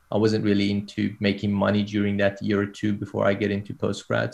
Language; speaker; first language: English; non-native, fluent; Persian